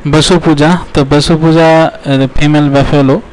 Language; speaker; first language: Hindi; non-native, local second language; Bangla